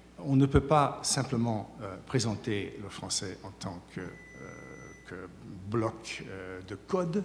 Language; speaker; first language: French; native; French